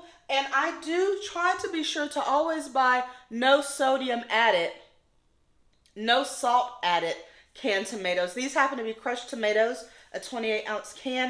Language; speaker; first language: English; native; English